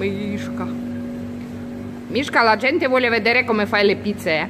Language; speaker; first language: Italian; non-native, learner; Russian